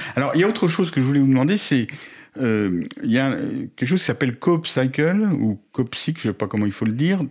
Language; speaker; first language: French; native; French